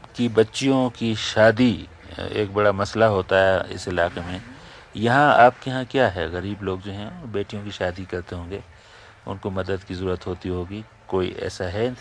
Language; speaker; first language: Urdu; native; Urdu